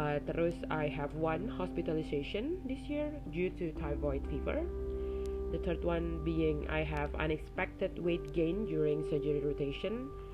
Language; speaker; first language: English; non-native, fluent; Indonesian